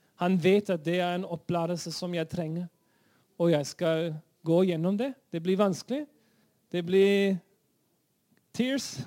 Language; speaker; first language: Norwegian; non-native, fluent; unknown